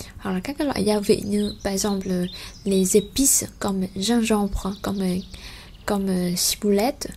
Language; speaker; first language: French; non-native, fluent; Vietnamese